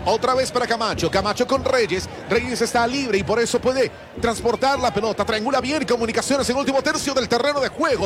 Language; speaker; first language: Spanish; native; Spanish